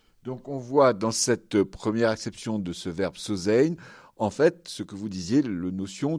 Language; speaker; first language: French; native; French